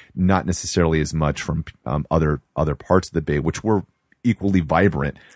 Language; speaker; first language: English; native; English